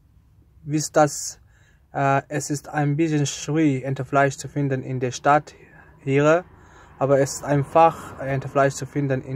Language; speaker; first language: German; non-native, learner; Azerbaijani